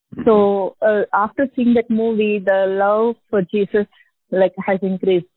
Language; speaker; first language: English; non-native, local second language; Telugu